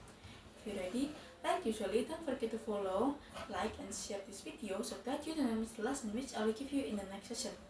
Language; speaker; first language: English; non-native, fluent; Indonesian